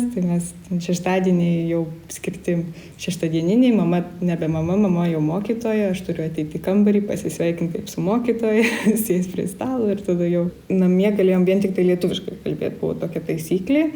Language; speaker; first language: Lithuanian; early bilingual, heritage; Lithuanian